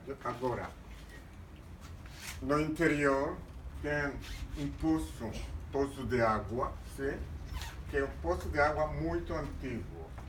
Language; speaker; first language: Portuguese; non-native, fluent; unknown